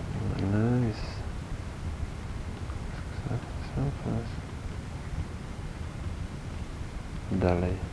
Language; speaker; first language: French; non-native, learner; Polish